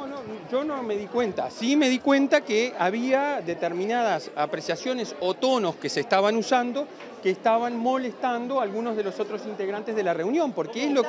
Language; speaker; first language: Spanish; native; Spanish